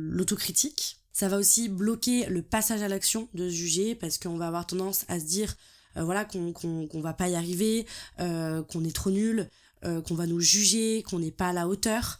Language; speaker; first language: French; native; French